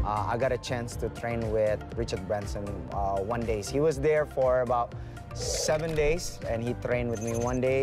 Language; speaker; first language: English; non-native, fluent; Indonesian